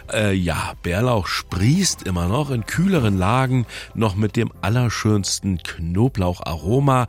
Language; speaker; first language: German; native; German